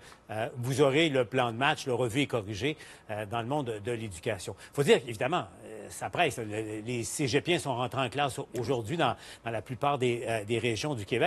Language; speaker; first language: French; native; French